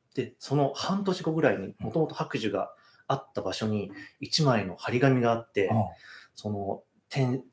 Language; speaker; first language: Japanese; native; Japanese